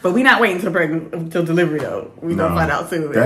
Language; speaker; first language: English; native; English